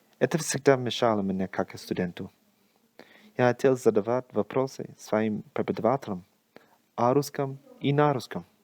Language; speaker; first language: Russian; non-native, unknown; English